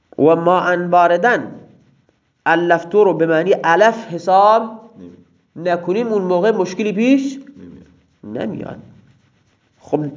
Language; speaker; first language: Persian; non-native, local second language; Baluchi